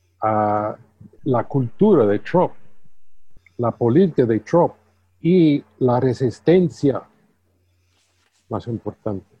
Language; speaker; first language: Spanish; early bilingual, heritage; English